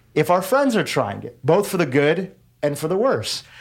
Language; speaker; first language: English; native; English